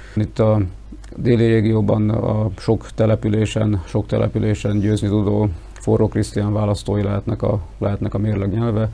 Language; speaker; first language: Hungarian; native; Hungarian